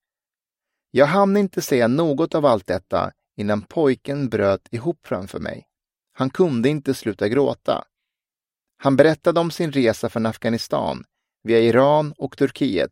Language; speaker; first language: Swedish; early bilingual, other home language; Persian